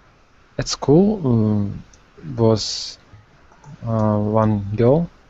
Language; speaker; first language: English; non-native, learner; Russian